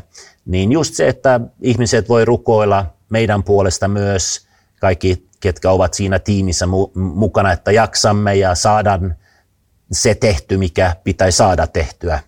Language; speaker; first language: Finnish; non-native, fluent; Swedish